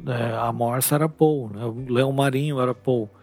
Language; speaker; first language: Portuguese; native; Portuguese